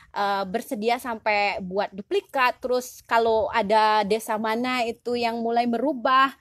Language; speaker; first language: Indonesian; native; Indonesian